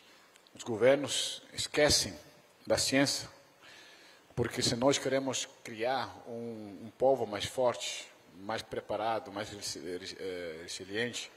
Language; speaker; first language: Portuguese; non-native, fluent; Dutch